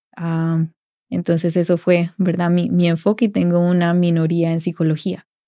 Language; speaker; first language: Spanish; native; Spanish